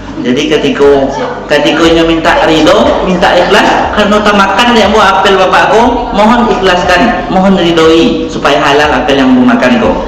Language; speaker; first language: Malay; non-native, local second language; Minangkabau